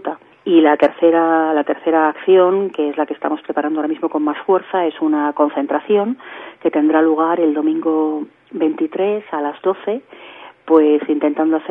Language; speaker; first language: Spanish; native; Spanish